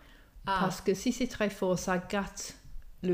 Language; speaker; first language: French; non-native, fluent; English